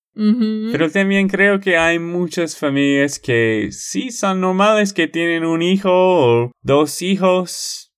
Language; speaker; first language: Spanish; non-native, fluent; English